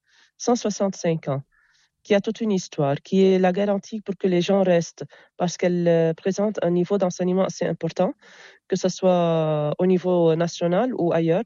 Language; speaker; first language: French; non-native, local second language; Arabic